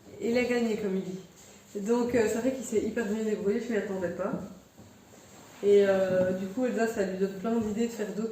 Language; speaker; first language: French; native; French